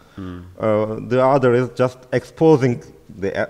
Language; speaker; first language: English; non-native, fluent; Turkish